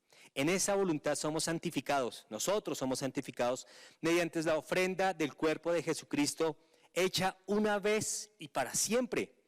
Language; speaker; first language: Spanish; native; Spanish